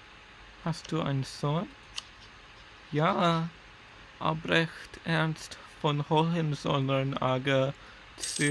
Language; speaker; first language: German; non-native, learner; English